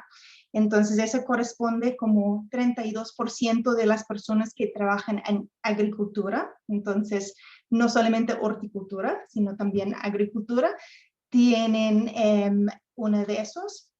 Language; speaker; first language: Spanish; non-native, fluent; English